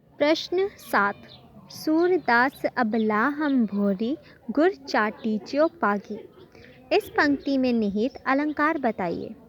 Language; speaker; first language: Hindi; native; Hindi